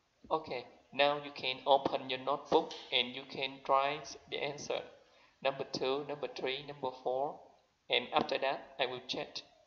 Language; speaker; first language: English; non-native, learner; Vietnamese